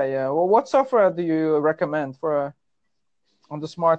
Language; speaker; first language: English; non-native, fluent; Dutch